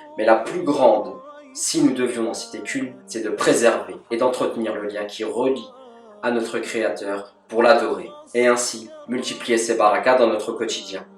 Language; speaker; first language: French; native; French